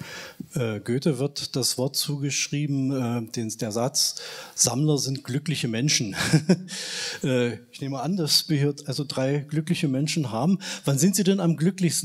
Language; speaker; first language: German; native; German